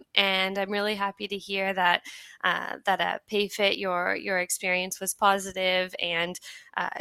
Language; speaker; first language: English; native; English